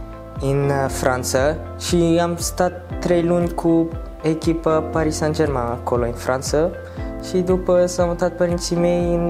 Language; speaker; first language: Romanian; non-native, learner; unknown